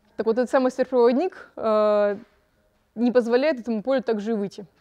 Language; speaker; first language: Russian; native; Russian